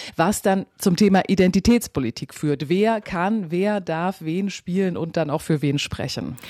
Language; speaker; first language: German; native; German